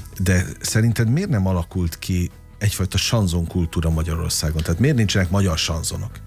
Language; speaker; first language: Hungarian; native; Hungarian